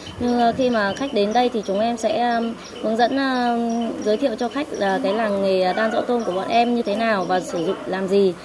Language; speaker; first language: Vietnamese; non-native, local second language; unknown